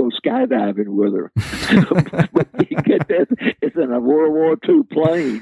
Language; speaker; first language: English; native; English